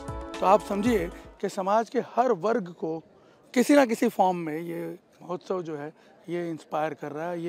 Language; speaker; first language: Hindi; native; Hindi